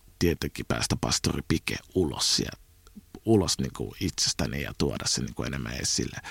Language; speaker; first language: Finnish; early bilingual, other home language; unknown